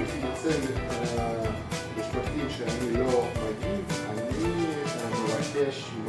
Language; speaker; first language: Hebrew; non-native, learner; Russian